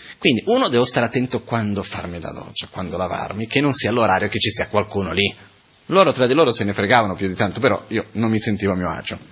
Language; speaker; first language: Italian; non-native, fluent; Portuguese